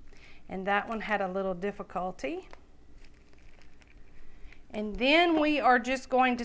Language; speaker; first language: English; native; English